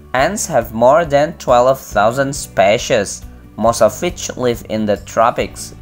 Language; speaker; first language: English; non-native, fluent; Indonesian